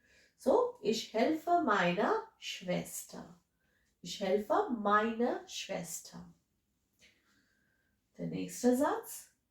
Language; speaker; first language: German; non-native, fluent; English